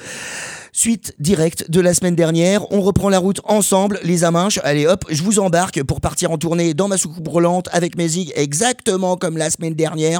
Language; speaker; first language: French; native; French